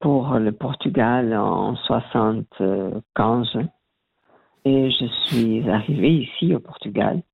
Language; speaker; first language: French; non-native, learner; Portuguese